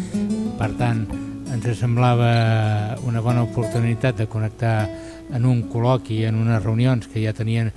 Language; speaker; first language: Catalan; native; Catalan